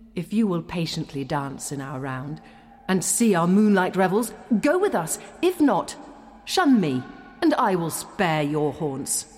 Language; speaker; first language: English; native; English